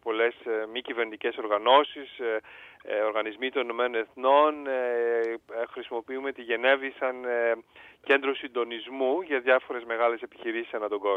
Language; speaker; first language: Greek; early bilingual, heritage; Greek